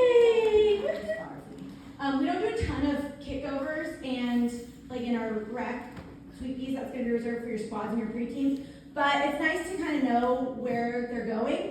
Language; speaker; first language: English; native; English